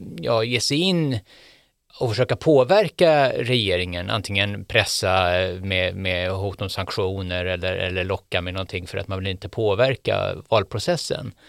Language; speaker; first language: Swedish; native; Swedish